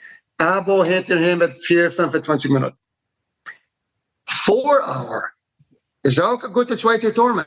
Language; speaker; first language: German; non-native, learner; English